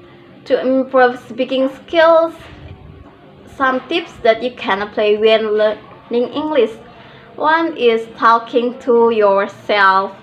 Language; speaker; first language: English; non-native, learner; Indonesian